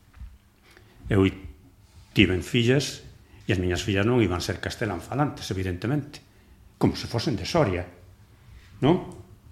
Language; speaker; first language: Galician; non-native, local second language; Spanish